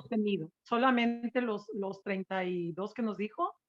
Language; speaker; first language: Spanish; native; Spanish